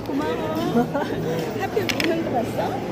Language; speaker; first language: Korean; non-native, learner; Filipino